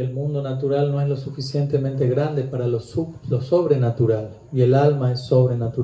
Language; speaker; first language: Spanish; native; Spanish